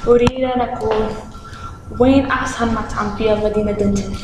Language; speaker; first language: Arabic; non-native, learner; English